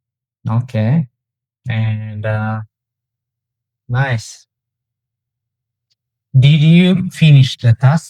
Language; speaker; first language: English; non-native, fluent; Tigrinya